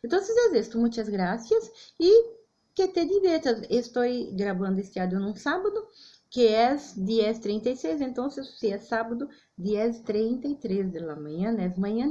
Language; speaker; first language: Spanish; non-native, fluent; Portuguese